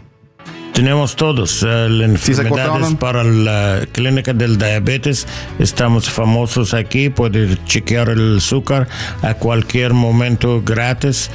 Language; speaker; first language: Spanish; non-native, learner; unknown